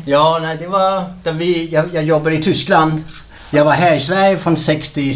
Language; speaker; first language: Swedish; non-native, fluent; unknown